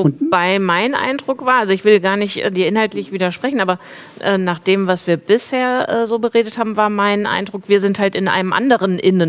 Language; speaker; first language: German; native; German